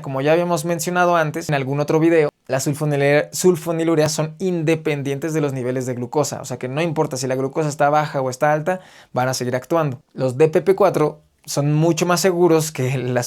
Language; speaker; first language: Spanish; native; Spanish